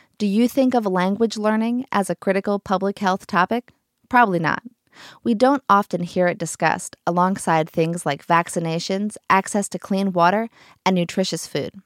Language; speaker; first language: English; native; English